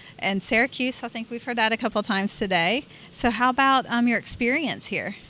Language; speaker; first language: English; native; English